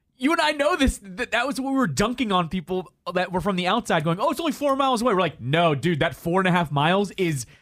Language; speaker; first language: English; native; English